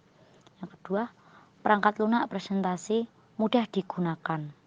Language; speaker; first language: Indonesian; native; Indonesian